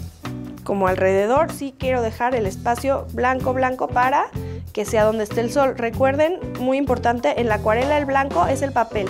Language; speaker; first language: Spanish; native; Spanish